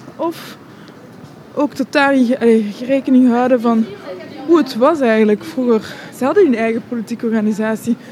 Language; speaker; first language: Dutch; non-native, local second language; French